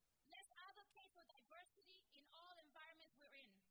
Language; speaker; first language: English; early bilingual, other home language; Spanish